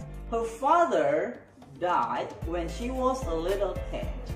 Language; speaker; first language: English; non-native, fluent; Indonesian